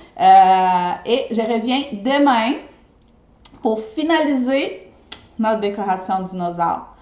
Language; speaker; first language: French; non-native, fluent; Portuguese